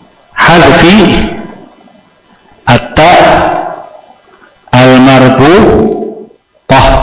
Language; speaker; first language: Arabic; non-native, fluent; Indonesian